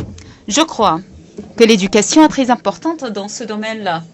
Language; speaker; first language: French; non-native, fluent; Arabic